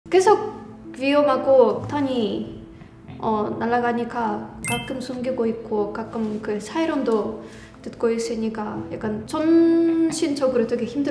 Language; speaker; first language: Korean; non-native, fluent; Ukrainian